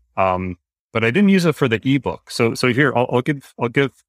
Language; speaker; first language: English; native; English